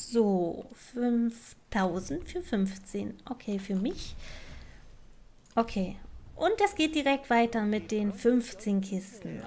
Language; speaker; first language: German; native; German